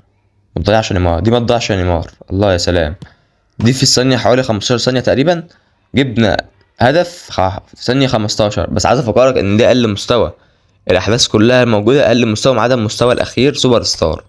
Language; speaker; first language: Arabic; native; Arabic